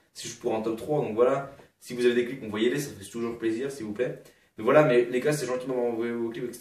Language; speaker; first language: French; native; French